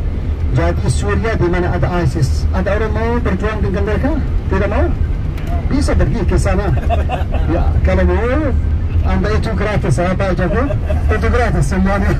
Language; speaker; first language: Indonesian; non-native, learner; Arabic